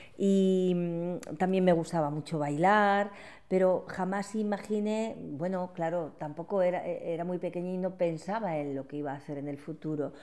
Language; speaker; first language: Spanish; native; Spanish